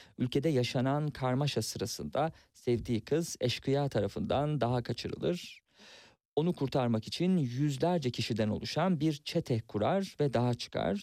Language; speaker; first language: Turkish; native; Turkish